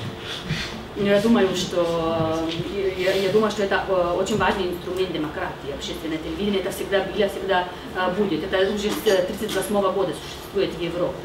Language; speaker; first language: Russian; non-native, fluent; Slovenian